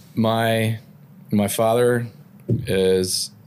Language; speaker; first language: English; native; English